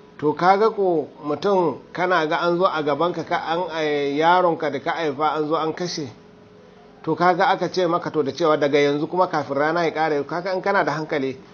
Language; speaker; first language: Hausa; non-native, local second language; Fula